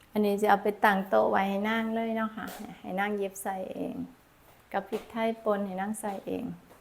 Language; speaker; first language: Thai; non-native, local second language; Northeastern Thai